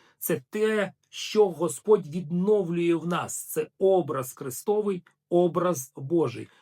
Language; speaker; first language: Ukrainian; non-native, local second language; Russian